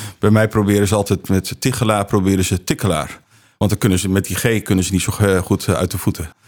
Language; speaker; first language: Dutch; native; Dutch